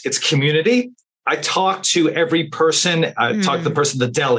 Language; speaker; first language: English; native; English